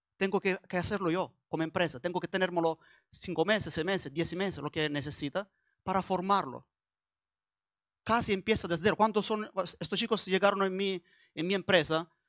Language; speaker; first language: Spanish; non-native, learner; Italian